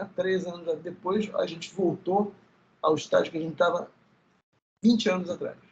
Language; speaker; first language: Portuguese; early bilingual, other home language; Spanish